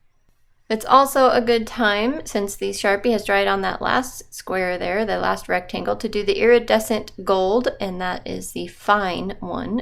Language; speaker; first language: English; native; English